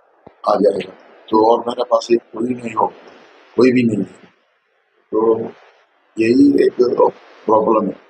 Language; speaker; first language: Hindi; non-native, local second language; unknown